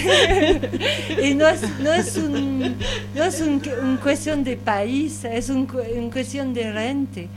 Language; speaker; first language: Spanish; non-native, learner; French